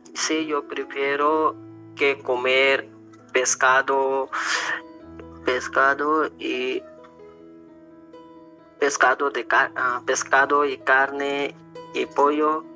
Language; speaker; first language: Spanish; non-native, learner; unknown